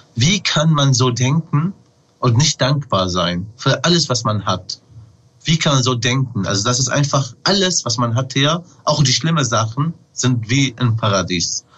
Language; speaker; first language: German; non-native, fluent; Arabic